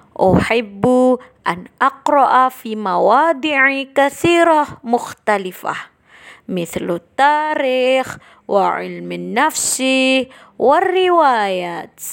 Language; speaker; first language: Arabic; non-native, learner; Indonesian